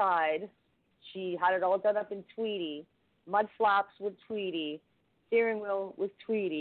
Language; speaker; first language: English; native; English